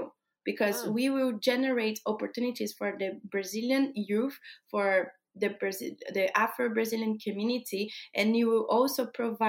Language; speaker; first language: English; non-native, fluent; Portuguese